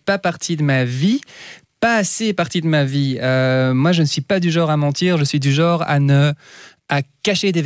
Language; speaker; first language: French; native; French